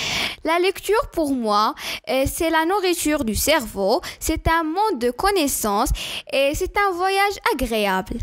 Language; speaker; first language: French; non-native, learner; Arabic